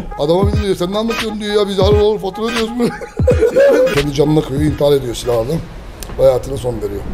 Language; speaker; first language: Turkish; early bilingual, heritage; Turkish